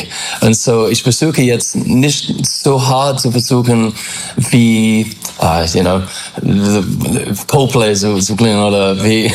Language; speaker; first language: German; non-native, learner; English